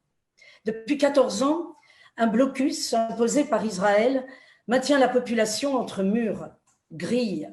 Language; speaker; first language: French; native; French